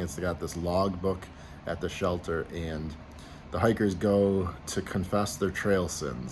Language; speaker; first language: English; native; English